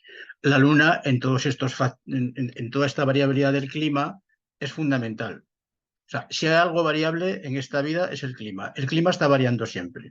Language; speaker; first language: Spanish; native; Spanish